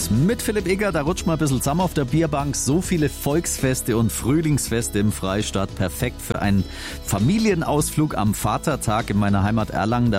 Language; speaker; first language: German; native; German